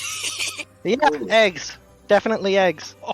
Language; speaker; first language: English; native; English